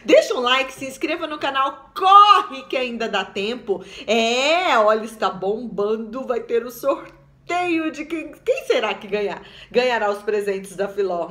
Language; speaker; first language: Portuguese; native; Portuguese